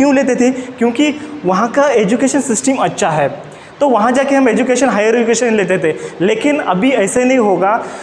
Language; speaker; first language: Hindi; non-native, local second language; Marathi